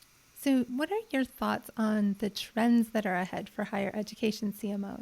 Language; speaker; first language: English; native; English